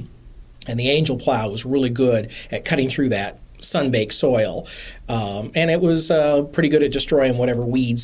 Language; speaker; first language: English; native; English